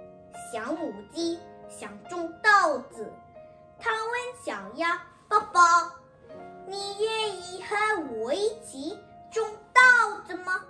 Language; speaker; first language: Chinese; non-native, learner; English